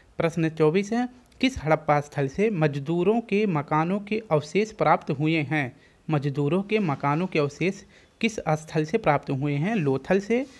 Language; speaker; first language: Hindi; native; Hindi